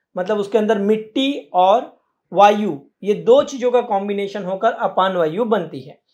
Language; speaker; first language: Hindi; native; Hindi